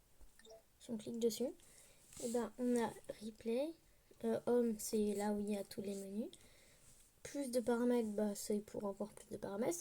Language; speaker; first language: French; native; French